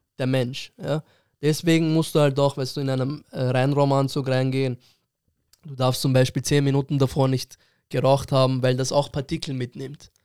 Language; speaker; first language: German; early bilingual, other home language; Persian